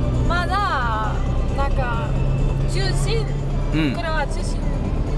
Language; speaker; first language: Japanese; non-native, learner; Bulgarian